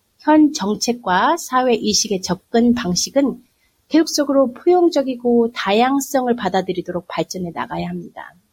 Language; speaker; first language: Korean; native; Korean